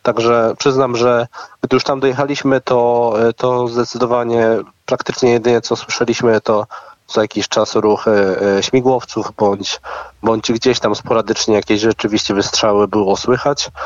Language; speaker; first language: Polish; native; Polish